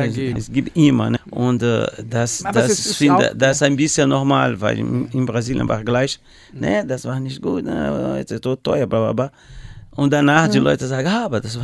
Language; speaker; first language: German; non-native, learner; Portuguese